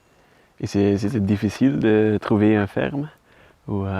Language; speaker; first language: French; non-native, learner; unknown